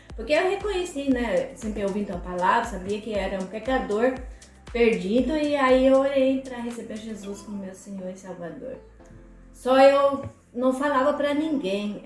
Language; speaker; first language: Portuguese; non-native, fluent; German